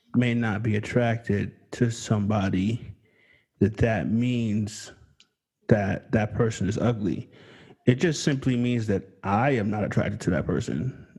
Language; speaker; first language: English; native; English